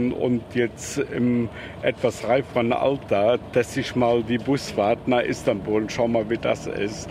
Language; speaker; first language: German; native; German